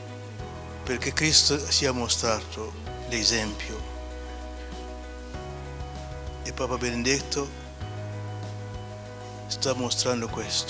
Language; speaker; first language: Italian; non-native, fluent; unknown